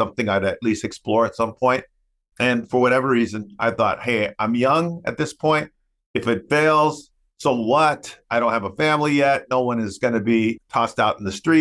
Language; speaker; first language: English; native; English